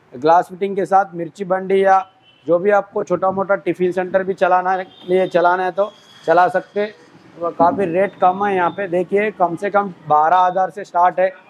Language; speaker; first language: Hindi; non-native, local second language; Telugu